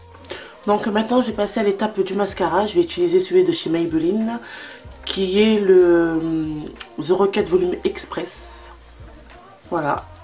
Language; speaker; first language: French; native; French